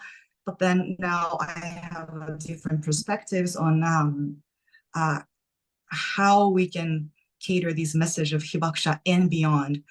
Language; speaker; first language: English; non-native, fluent; Japanese